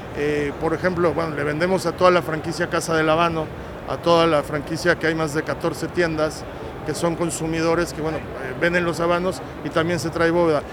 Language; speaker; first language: Spanish; native; Spanish